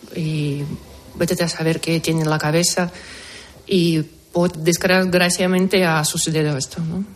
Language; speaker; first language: Spanish; non-native, fluent; Ukrainian